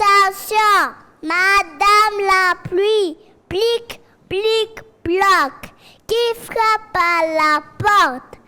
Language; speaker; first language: French; non-native, learner; Kinyarwanda